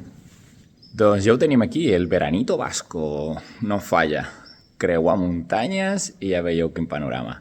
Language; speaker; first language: Catalan; native; Catalan